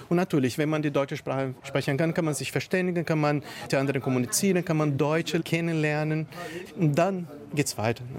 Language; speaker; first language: German; non-native, fluent; Portuguese